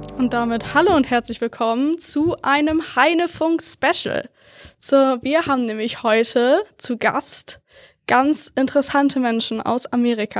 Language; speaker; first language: German; native; German